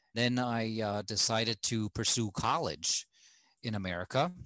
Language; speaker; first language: English; non-native, fluent; German